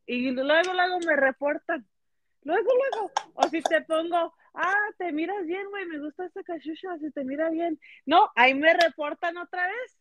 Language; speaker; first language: Spanish; early bilingual, heritage; Spanish